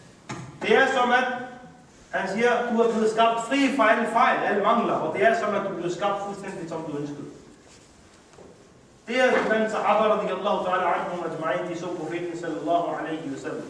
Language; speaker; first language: Danish; early bilingual, other home language; Urdu